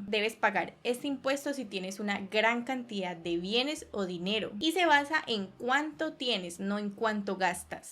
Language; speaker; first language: Spanish; native; Spanish